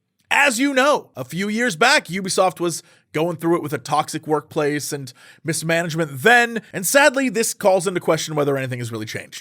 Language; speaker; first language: English; native; English